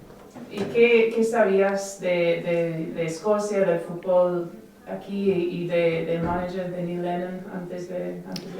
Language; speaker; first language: Spanish; non-native, fluent; English